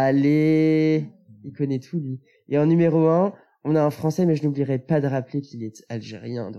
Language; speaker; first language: French; native; French